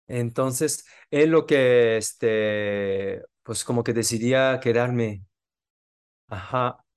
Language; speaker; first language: Spanish; non-native, fluent; Japanese